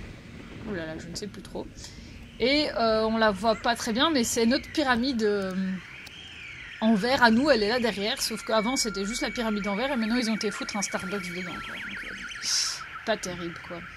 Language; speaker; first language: French; native; French